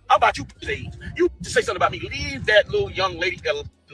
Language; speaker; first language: English; native; English